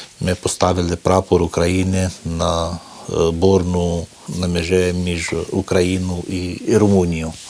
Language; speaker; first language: Ukrainian; early bilingual, heritage; Ukrainian